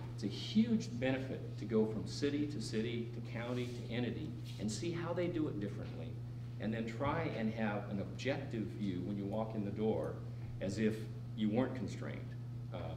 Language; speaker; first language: English; native; English